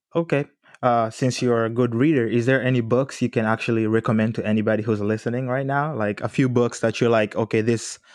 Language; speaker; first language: English; non-native, local second language; Swahili